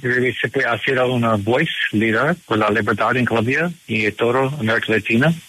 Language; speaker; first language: Spanish; non-native, learner; English